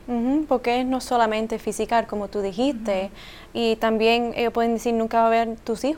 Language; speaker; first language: Spanish; early bilingual, heritage; English